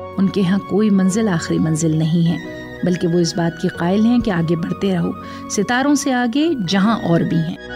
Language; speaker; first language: Urdu; native; Urdu